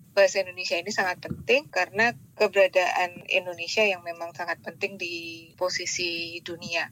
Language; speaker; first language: Indonesian; non-native, local second language; Javanese